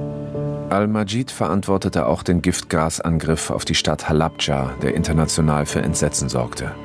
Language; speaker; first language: German; native; German